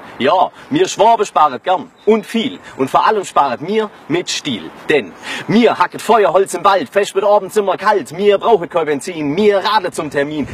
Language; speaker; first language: German; native; German